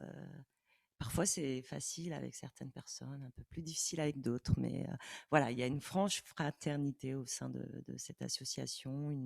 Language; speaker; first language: French; native; French